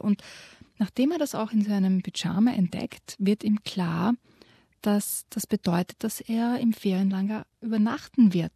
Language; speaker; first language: German; native; German